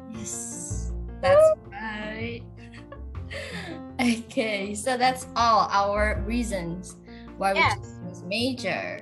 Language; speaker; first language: English; non-native, fluent; Indonesian